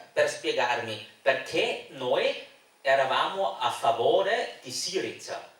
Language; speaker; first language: Italian; non-native, fluent; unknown